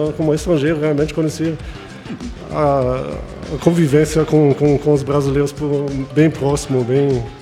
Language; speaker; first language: Portuguese; non-native, fluent; German